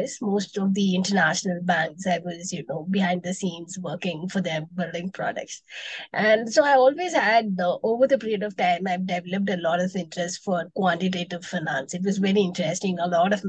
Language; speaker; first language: English; non-native, local second language; Tamil